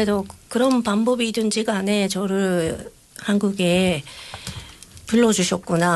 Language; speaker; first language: Korean; non-native, fluent; Japanese